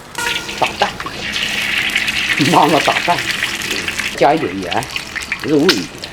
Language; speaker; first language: Chinese; native; Chinese